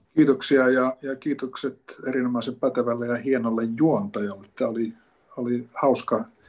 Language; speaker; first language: Finnish; native; Finnish